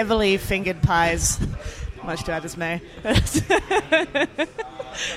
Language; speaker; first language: English; native; English